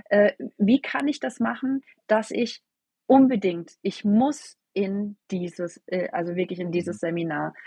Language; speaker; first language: German; native; German